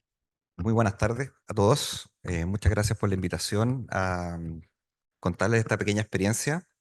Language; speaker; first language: Spanish; native; Spanish